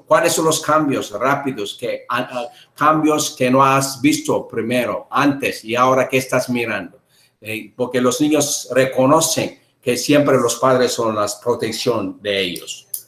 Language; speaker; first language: Spanish; non-native, learner; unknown